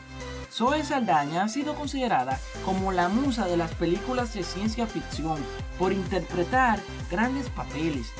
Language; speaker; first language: Spanish; native; Spanish